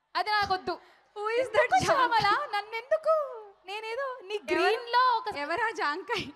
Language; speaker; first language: Telugu; native; Telugu